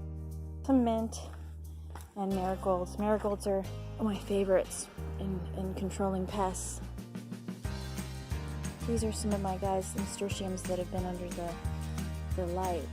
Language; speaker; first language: English; native; English